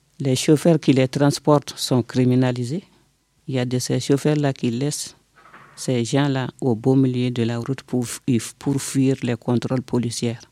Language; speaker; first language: French; non-native, local second language; Bambara